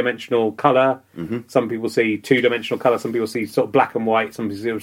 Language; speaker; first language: English; native; English